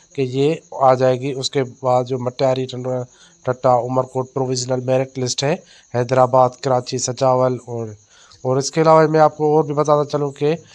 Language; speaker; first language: Urdu; non-native, local second language; Sindhi